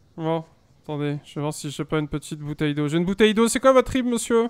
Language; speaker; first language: French; native; French